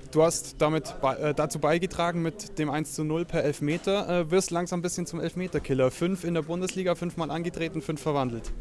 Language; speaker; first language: German; native; German